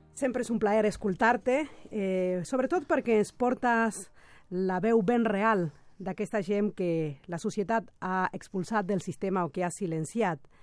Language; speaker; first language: Catalan; non-native, fluent; Spanish